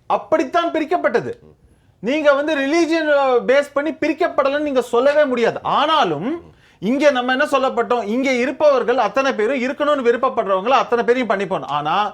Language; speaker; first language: Tamil; native; Tamil